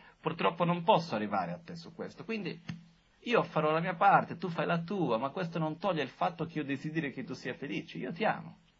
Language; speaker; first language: Italian; non-native, fluent; Portuguese